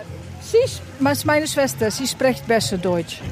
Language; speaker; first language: German; non-native, learner; Dutch